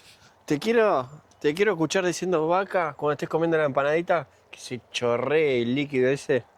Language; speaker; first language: Spanish; native; Spanish